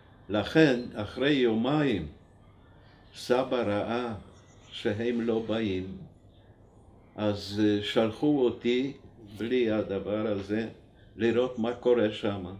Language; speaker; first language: Hebrew; non-native, fluent; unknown